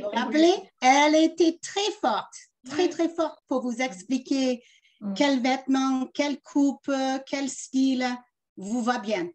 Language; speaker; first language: French; early bilingual, other home language; English